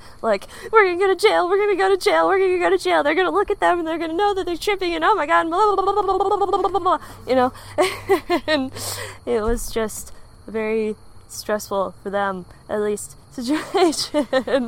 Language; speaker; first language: English; native; English